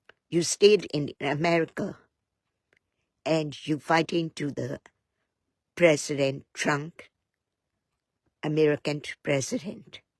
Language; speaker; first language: English; non-native, learner; Burmese